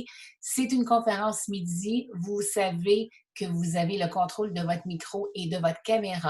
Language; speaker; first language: French; native; French